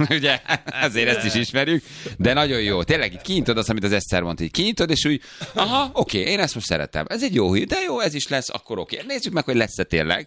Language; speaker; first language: Hungarian; native; Hungarian